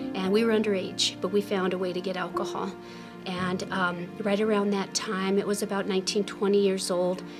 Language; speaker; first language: English; native; English